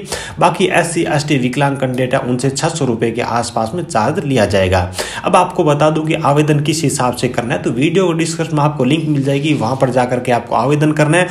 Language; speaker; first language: Hindi; native; Hindi